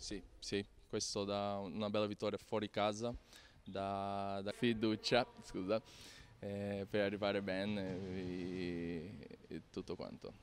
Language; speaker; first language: Italian; non-native, fluent; Portuguese